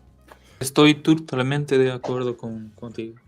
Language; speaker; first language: Spanish; non-native, learner; Portuguese